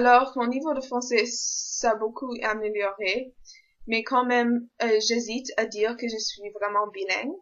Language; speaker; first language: French; non-native, local second language; English